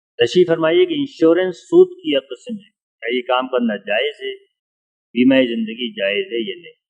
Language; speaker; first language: Urdu; native; Urdu